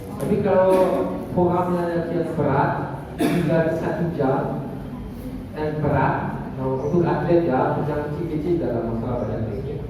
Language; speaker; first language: Indonesian; non-native, learner; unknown